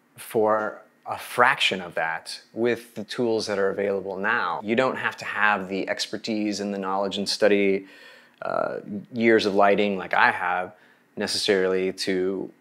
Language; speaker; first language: English; native; English